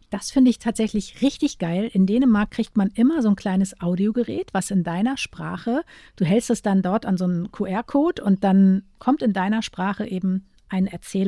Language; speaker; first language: German; native; German